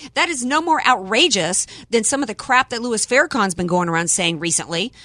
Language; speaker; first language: English; native; English